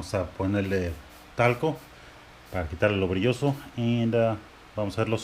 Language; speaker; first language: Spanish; early bilingual, heritage; Spanish